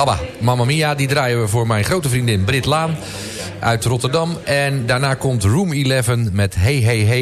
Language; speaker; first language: Dutch; native; Dutch